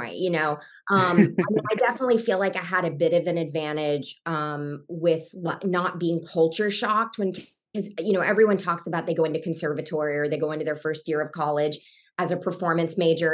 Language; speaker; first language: English; native; English